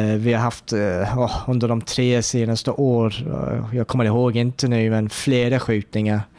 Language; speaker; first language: Swedish; non-native, fluent; English